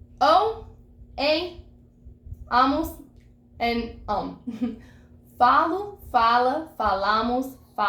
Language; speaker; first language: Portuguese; non-native, fluent; English